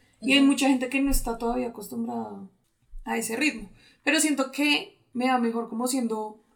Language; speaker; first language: Spanish; native; Spanish